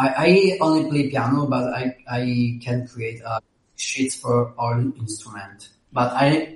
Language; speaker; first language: English; non-native, learner; Italian